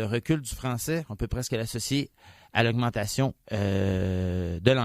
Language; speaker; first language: French; native; French